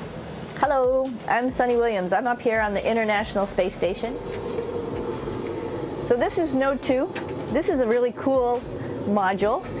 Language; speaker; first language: English; native; English